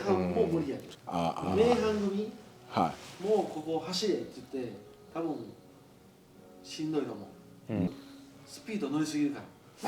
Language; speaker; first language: Japanese; native; Japanese